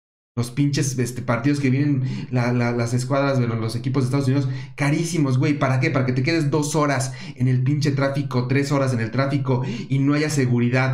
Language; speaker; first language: Spanish; native; Spanish